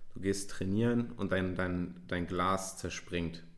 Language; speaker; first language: German; native; German